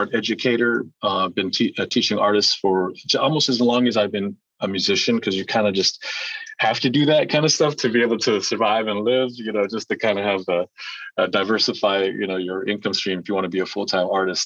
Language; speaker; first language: English; early bilingual, other home language; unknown